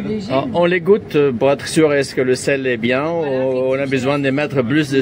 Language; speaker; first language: French; non-native, fluent; Arabic